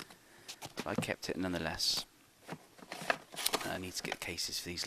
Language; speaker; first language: English; native; English